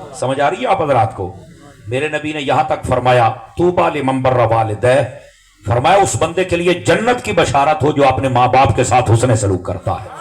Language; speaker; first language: Urdu; non-native, local second language; Punjabi